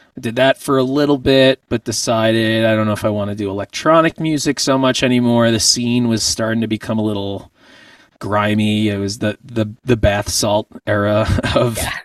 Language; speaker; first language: English; native; English